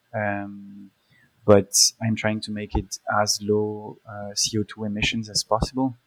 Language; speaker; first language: English; early bilingual, other home language; Polish